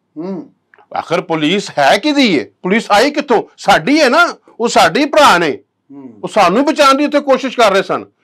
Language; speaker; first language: Punjabi; native; Punjabi